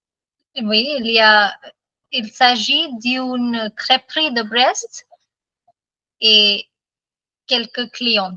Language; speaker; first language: French; non-native, fluent; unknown